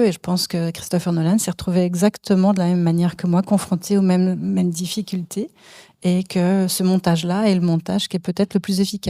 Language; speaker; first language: French; native; French